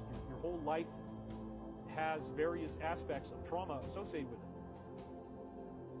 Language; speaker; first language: English; native; English